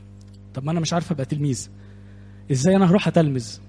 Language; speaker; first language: Arabic; native; Arabic